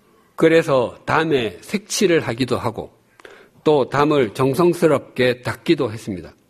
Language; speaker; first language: Korean; native; Korean